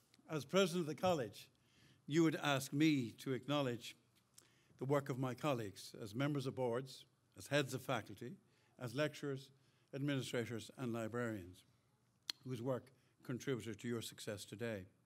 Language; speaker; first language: English; native; English